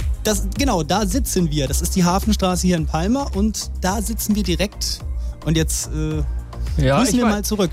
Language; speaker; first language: German; native; German